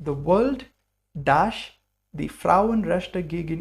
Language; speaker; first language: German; non-native, fluent; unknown